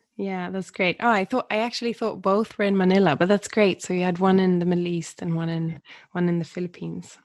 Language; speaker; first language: English; non-native, fluent; Swedish